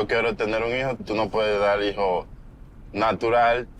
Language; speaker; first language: Spanish; native; Spanish